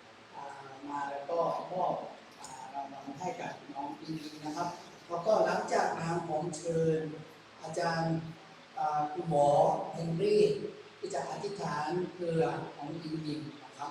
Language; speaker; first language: Thai; non-native, local second language; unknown